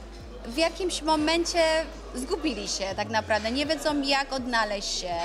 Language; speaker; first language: Polish; early bilingual, other home language; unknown